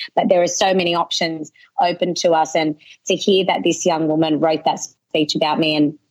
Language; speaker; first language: English; native; English